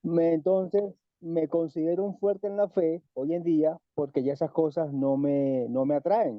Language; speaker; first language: Spanish; native; Spanish